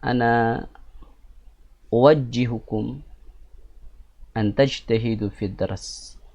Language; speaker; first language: Arabic; non-native, fluent; Indonesian